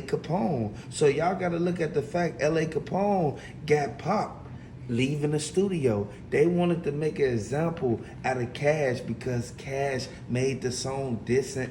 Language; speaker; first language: English; native; English